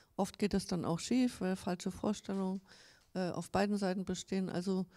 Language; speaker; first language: German; native; German